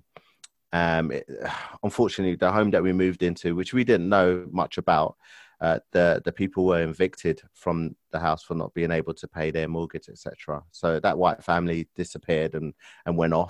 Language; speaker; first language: English; native; English